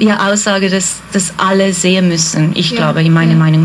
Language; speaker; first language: German; non-native, fluent; Hungarian